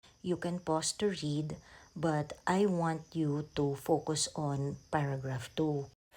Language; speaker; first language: English; non-native, local second language; Filipino